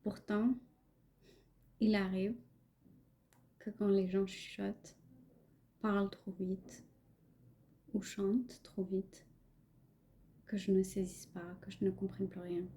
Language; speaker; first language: French; non-native, fluent; Punjabi